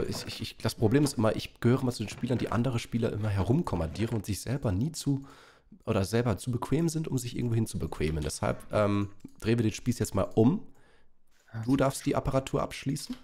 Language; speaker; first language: German; native; German